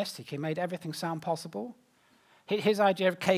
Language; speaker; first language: English; native; English